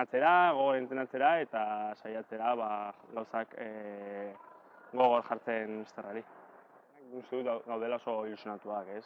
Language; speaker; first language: Basque; non-native, local second language; Spanish